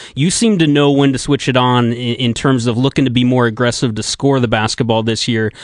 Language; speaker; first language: English; native; English